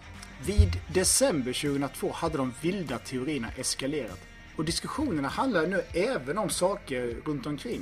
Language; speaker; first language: Swedish; native; Swedish